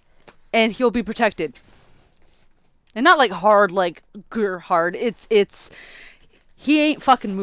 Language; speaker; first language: English; native; English